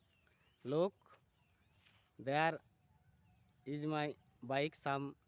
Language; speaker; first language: English; non-native, learner; Bangla